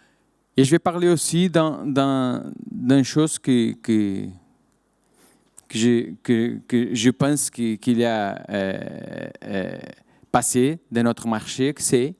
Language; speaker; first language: French; non-native, fluent; Portuguese